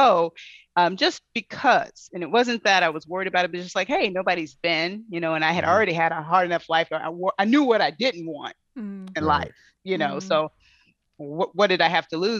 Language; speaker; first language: English; native; English